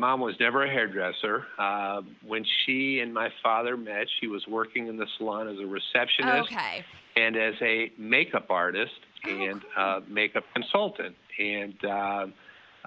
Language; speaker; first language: English; early bilingual, other home language; Dutch